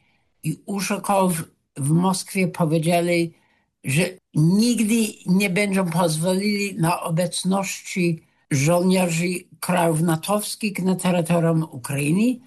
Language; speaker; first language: Polish; non-native, fluent; English